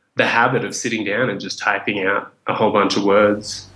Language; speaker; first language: English; native; English